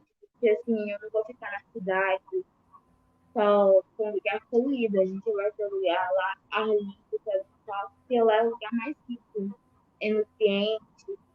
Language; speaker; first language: Portuguese; early bilingual, other home language; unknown